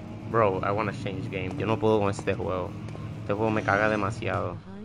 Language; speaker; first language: Spanish; native; Spanish